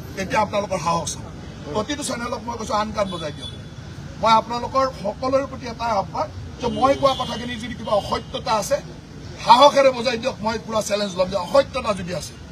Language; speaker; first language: Assamese; native; Assamese